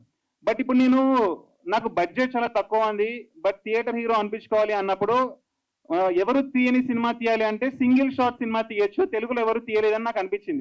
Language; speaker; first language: Telugu; native; Telugu